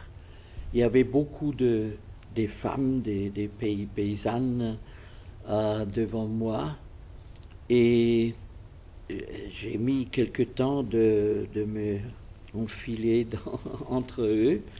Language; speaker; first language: French; non-native, fluent; German